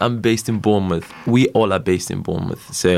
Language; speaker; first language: English; non-native, local second language; Ibibio